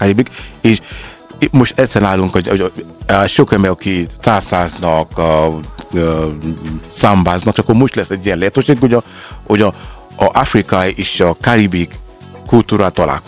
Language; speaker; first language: Hungarian; non-native, learner; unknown